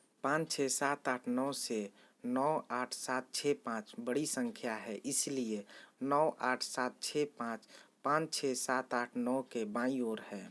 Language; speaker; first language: Hindi; native; Hindi